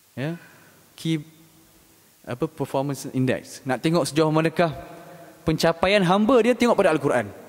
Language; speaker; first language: Malay; native; Malay